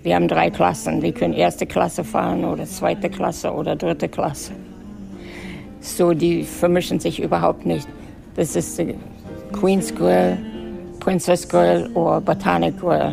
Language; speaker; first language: German; native; German